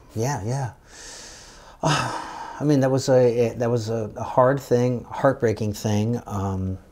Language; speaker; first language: English; native; English